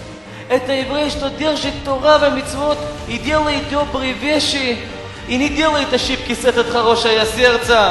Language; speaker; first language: Russian; non-native, fluent; Hebrew